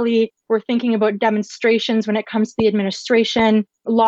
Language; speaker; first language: English; native; English